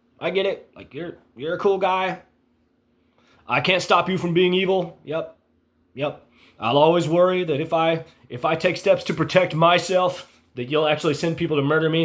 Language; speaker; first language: English; native; English